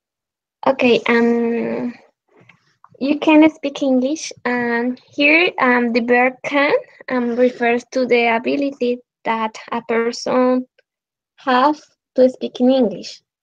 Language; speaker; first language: English; non-native, learner; Spanish